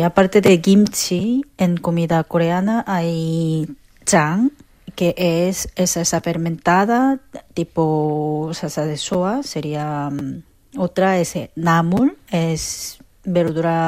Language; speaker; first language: Spanish; non-native, fluent; Korean